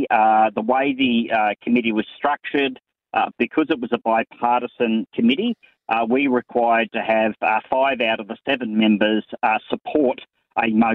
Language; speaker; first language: English; native; English